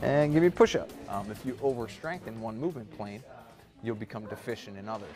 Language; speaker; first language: English; native; English